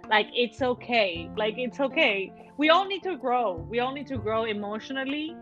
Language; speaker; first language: English; early bilingual, other home language; Spanish